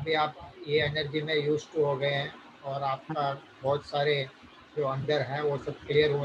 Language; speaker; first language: Hindi; native; Hindi